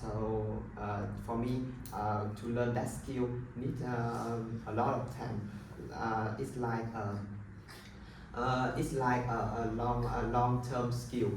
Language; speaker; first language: English; non-native, learner; Vietnamese